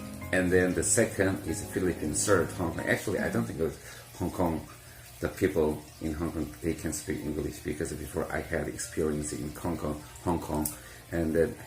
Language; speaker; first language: English; non-native, fluent; Korean